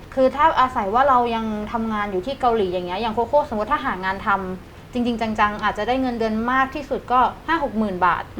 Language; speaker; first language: Thai; native; Thai